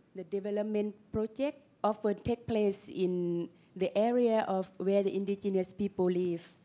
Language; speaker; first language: English; non-native, learner; Lao